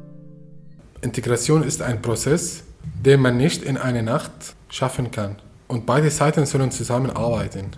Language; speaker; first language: German; non-native, fluent; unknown